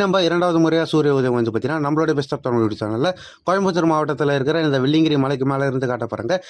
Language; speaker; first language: Tamil; native; Tamil